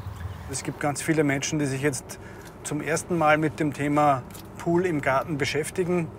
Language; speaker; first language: German; native; German